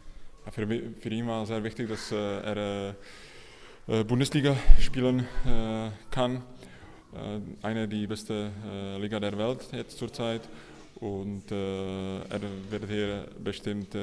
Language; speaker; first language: German; non-native, fluent; Czech